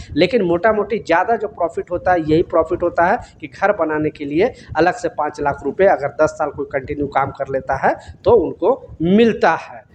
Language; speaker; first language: Hindi; native; Hindi